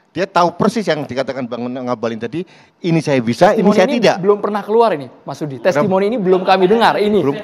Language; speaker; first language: Indonesian; native; Indonesian